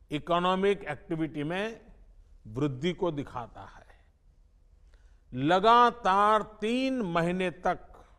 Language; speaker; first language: Hindi; non-native, local second language; Gujarati